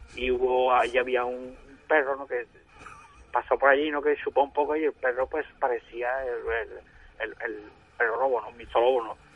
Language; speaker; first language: Spanish; non-native, fluent; German